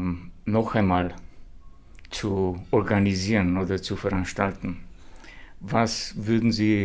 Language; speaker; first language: German; non-native, fluent; Romanian